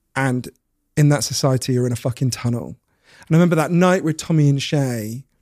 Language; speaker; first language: English; native; English